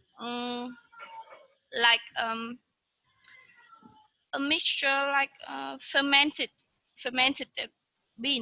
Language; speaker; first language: English; non-native, learner; Vietnamese